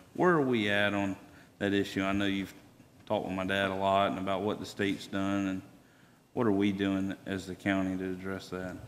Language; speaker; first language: English; native; English